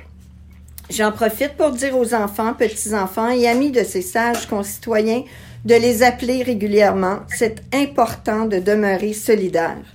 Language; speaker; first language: French; native; French